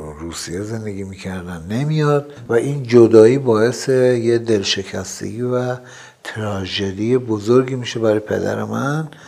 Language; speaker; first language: Persian; non-native, local second language; Azerbaijani